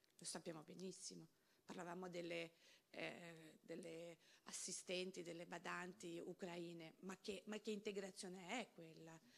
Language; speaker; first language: Italian; non-native, fluent; Spanish